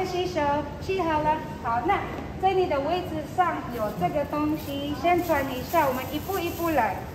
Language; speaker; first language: Chinese; non-native, fluent; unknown